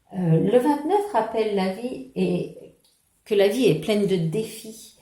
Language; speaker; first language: French; native; French